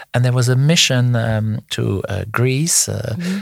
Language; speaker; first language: English; non-native, fluent; Luxembourgish